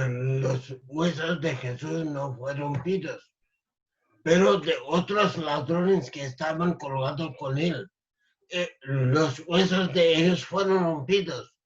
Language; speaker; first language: Spanish; non-native, learner; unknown